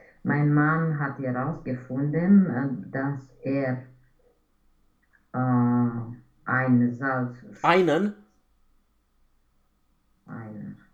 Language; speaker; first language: German; non-native, learner; Romanian